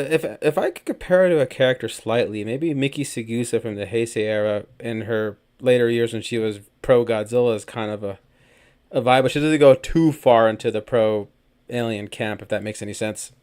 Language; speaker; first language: English; native; English